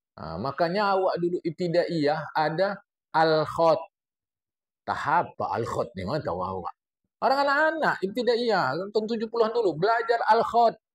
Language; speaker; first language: Indonesian; native; Indonesian